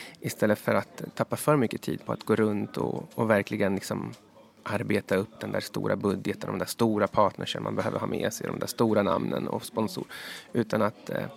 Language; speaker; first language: Swedish; early bilingual, other home language; Spanish